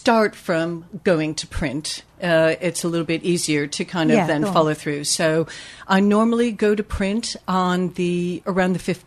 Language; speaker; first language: English; native; English